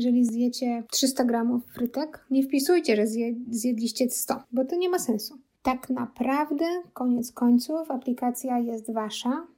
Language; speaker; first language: Polish; native; Polish